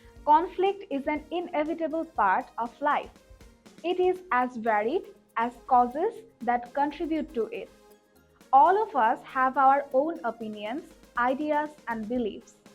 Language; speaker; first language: English; non-native, local second language; Bangla